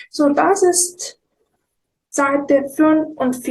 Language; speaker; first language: German; non-native, fluent; Ukrainian